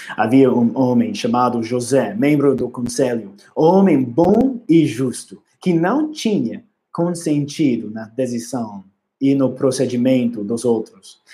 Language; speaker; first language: Portuguese; non-native, learner; English